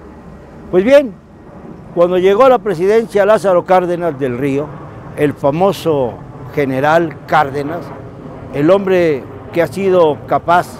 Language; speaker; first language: Spanish; native; Spanish